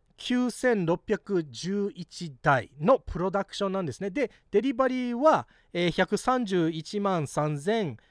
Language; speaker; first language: Japanese; early bilingual, heritage; Japanese